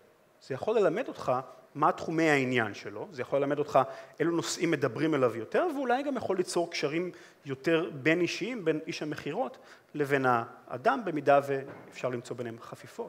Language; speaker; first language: Hebrew; native; Hebrew